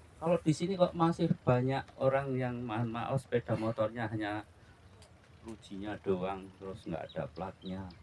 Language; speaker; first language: Indonesian; non-native, local second language; Javanese